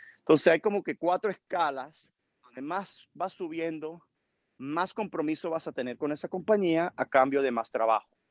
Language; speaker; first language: Spanish; early bilingual, heritage; Spanish